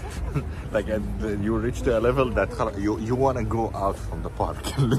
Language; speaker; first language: English; non-native, fluent; Arabic